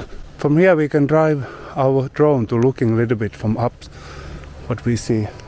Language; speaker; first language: English; non-native, learner; Finnish